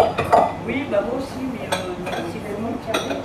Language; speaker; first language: French; native; French